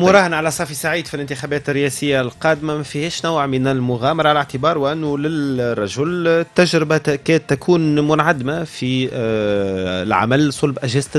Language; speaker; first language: Arabic; native; Arabic